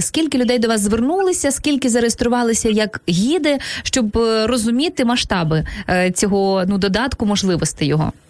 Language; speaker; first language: Ukrainian; native; Ukrainian